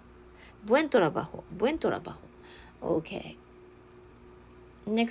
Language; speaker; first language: Spanish; non-native, learner; Japanese